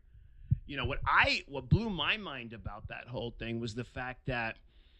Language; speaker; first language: English; native; English